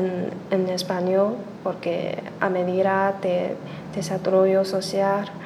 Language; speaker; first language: Spanish; non-native, learner; Chinese